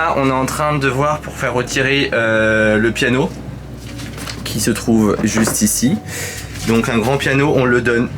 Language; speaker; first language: French; native; French